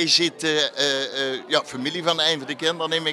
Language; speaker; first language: Dutch; native; Dutch